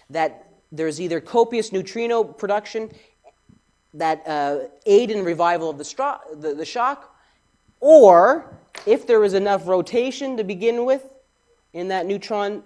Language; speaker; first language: English; native; English